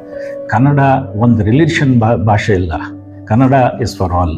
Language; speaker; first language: Kannada; non-native, local second language; Urdu